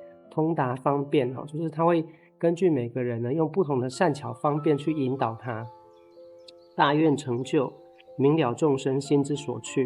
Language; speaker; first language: Chinese; native; Chinese